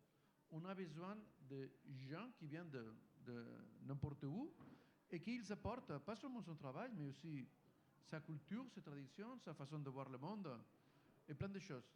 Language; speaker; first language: French; non-native, fluent; Spanish